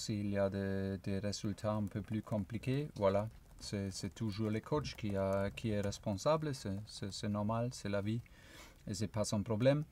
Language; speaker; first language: French; non-native, fluent; German